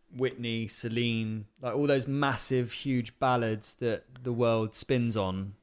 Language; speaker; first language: English; native; English